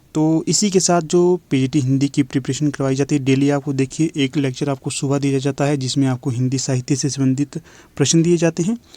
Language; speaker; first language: Hindi; native; Hindi